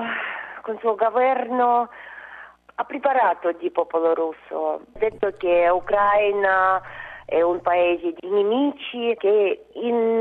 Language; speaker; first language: Italian; non-native, learner; Russian